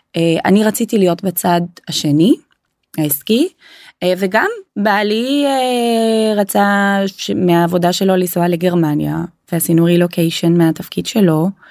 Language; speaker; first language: Hebrew; non-native, local second language; Arabic